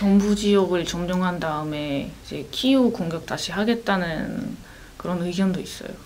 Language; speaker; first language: Korean; non-native, fluent; Ukrainian